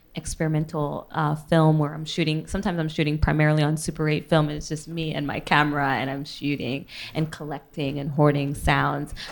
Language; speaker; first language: English; native; English